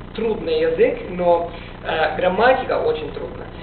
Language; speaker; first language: Russian; non-native, learner; Italian